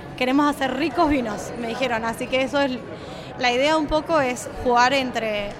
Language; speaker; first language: Spanish; native; Spanish